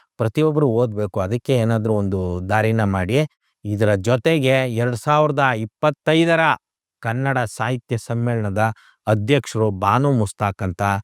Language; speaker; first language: Kannada; native; Kannada